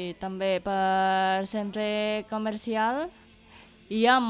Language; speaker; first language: Catalan; non-native, learner; Indonesian